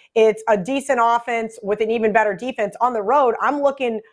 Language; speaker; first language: English; native; English